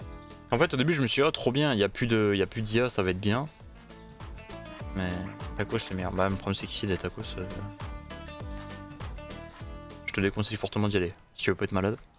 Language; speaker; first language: French; native; French